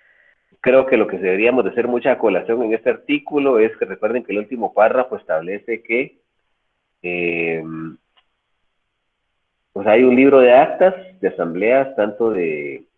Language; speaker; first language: Spanish; native; Spanish